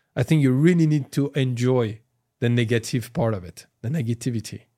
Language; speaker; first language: English; non-native, fluent; French